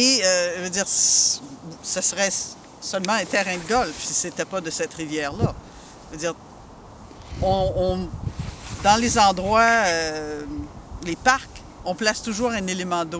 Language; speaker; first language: French; native; French